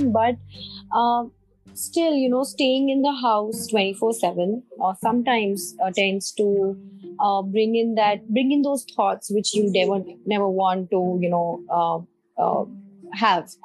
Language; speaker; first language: English; non-native, local second language; Hindi